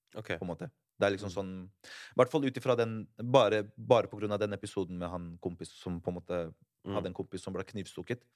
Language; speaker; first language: Norwegian; early bilingual, other home language; Spanish